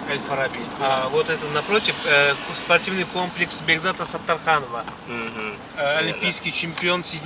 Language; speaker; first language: Russian; non-native, local second language; Kazakh